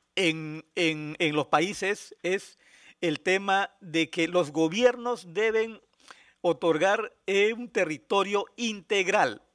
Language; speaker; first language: Spanish; native; Spanish